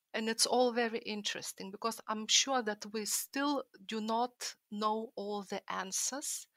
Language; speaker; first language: English; non-native, fluent; Lithuanian